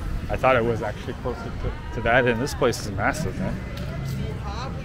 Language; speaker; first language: English; native; English